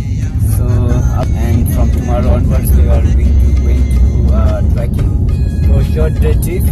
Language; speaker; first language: English; non-native, local second language; Ladakhi